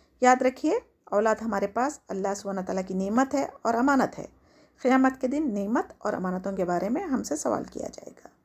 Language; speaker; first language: Urdu; native; Urdu